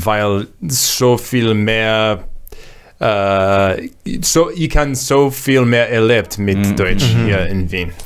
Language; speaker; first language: German; non-native, learner; English